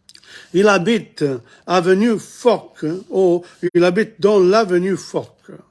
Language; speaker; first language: French; non-native, fluent; English